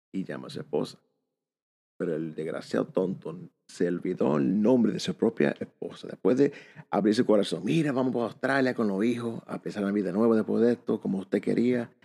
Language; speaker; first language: Spanish; early bilingual, heritage; Spanish